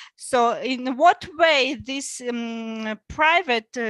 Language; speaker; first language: English; non-native, fluent; Ukrainian